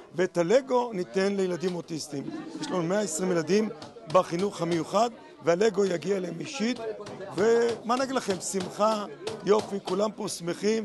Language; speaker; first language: Hebrew; native; Hebrew